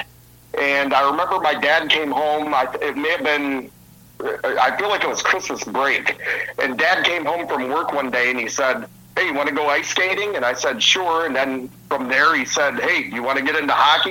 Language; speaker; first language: English; native; English